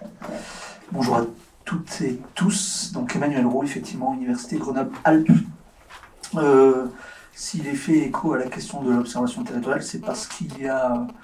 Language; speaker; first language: French; native; French